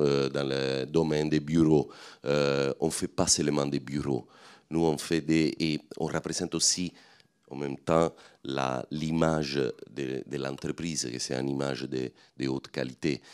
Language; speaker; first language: French; non-native, fluent; Italian